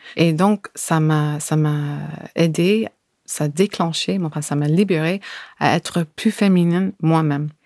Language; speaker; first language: French; non-native, fluent; English